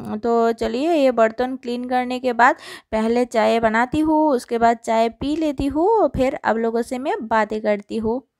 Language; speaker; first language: Hindi; non-native, local second language; Bangla